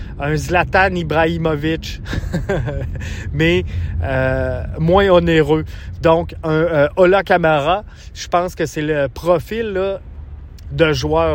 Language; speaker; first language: French; native; French